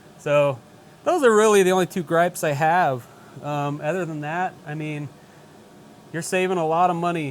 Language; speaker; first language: English; native; English